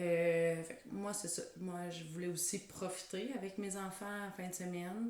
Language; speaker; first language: French; native; French